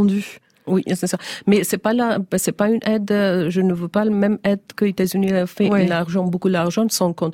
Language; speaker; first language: French; non-native, learner; Persian